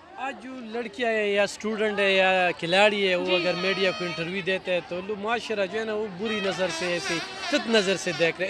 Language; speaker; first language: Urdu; non-native, local second language; Pashto